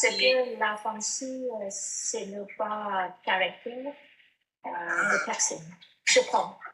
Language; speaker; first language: French; non-native, learner; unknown